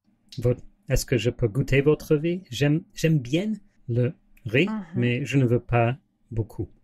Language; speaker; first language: French; non-native, learner; English